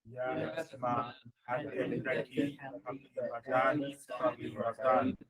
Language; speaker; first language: Arabic; non-native, learner; English